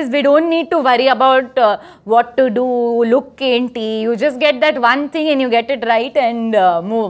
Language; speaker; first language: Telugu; non-native, learner; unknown